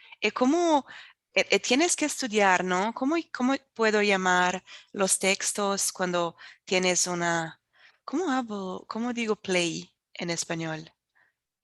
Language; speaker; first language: Spanish; non-native, fluent; Portuguese